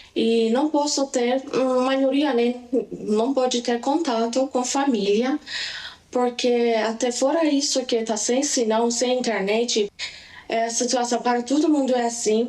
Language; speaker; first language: Portuguese; non-native, learner; Persian